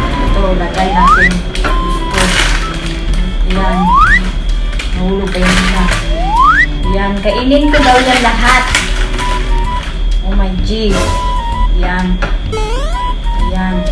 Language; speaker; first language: Filipino; non-native, local second language; Cebuano